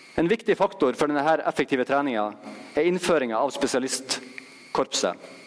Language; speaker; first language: Norwegian; native; Norwegian